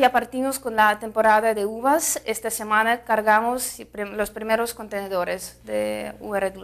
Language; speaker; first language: Spanish; non-native, fluent; Russian